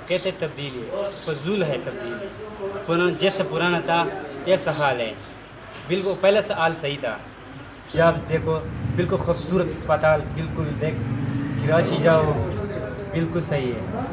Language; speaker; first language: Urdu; non-native, local second language; Pashto